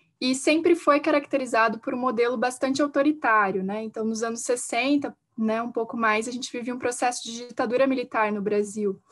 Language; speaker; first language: Portuguese; native; Portuguese